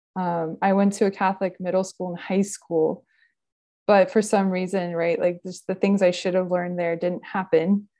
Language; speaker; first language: English; native; English